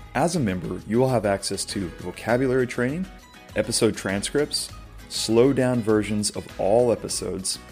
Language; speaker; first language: English; native; English